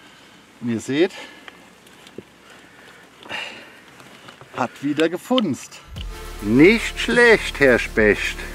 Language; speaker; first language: German; native; German